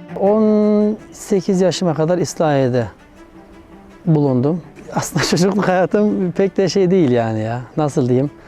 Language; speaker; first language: Turkish; native; Turkish